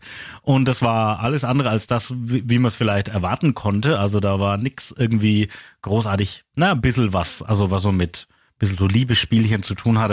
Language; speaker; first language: German; native; German